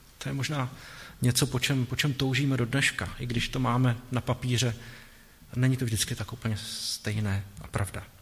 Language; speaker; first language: Czech; native; Czech